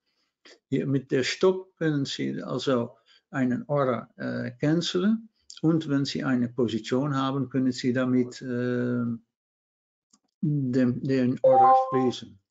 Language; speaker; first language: German; non-native, fluent; Dutch